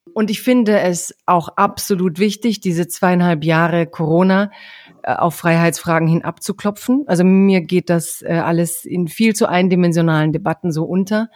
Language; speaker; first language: German; early bilingual, other home language; Croatian